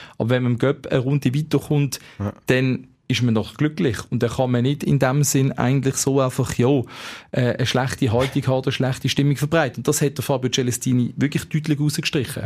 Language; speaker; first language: German; native; German